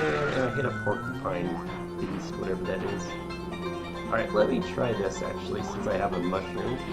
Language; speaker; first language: English; native; English